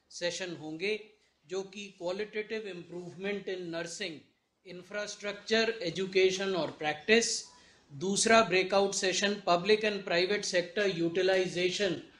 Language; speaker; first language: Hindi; native; Hindi